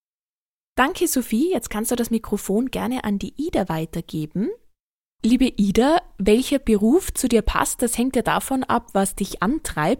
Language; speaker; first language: German; native; German